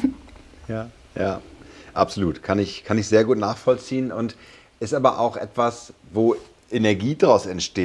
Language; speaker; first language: German; native; German